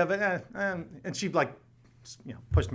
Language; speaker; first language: English; native; English